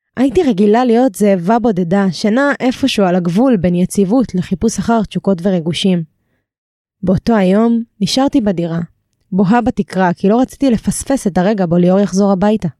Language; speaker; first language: Hebrew; native; Hebrew